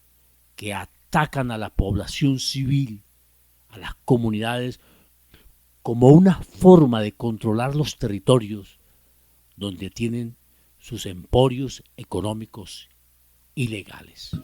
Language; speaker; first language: Spanish; native; Spanish